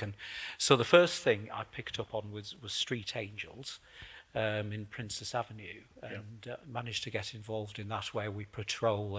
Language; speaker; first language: English; native; English